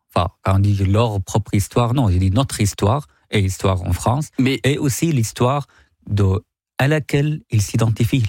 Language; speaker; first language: French; non-native, fluent; Arabic